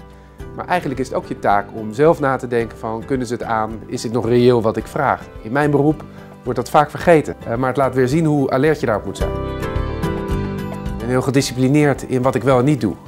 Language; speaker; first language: Dutch; native; Dutch